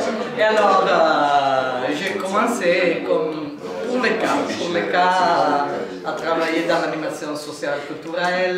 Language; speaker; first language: French; non-native, fluent; Italian